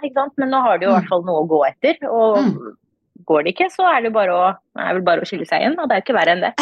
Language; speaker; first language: Norwegian; early bilingual, other home language; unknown